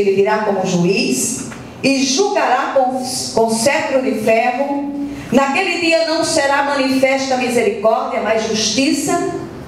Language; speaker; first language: Portuguese; native; Portuguese